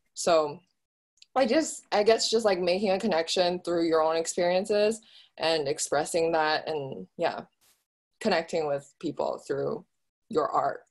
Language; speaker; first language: English; early bilingual, other home language; Chinese